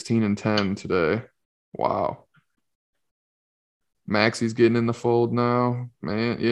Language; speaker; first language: English; native; English